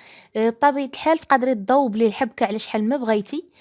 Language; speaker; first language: Arabic; native; Arabic